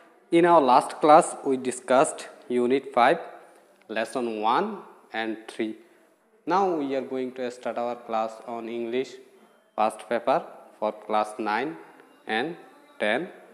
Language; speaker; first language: English; non-native, local second language; Bangla